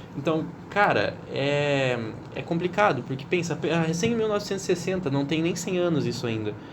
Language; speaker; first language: Portuguese; native; Portuguese